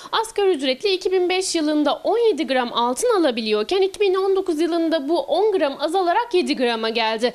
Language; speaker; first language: Turkish; native; Turkish